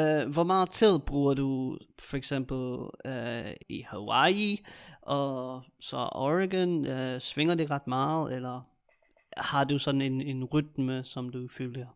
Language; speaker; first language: Danish; native; Danish